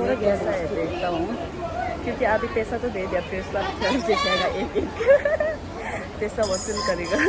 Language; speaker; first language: Hindi; non-native, fluent; Tibetan